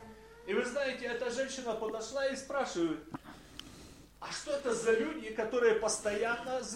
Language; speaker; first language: Polish; non-native, learner; Russian